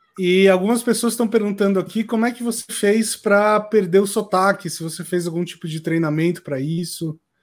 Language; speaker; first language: Portuguese; native; Portuguese